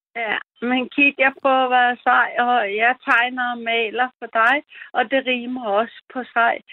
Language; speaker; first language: Danish; early bilingual, other home language; German